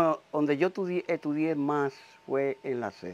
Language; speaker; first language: Spanish; native; Spanish